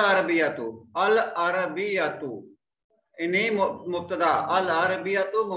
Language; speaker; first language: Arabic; non-native, fluent; Malay